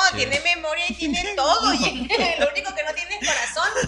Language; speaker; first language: Spanish; native; Spanish